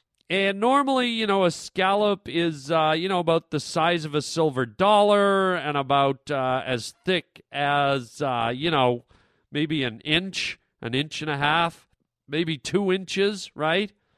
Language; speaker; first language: English; native; English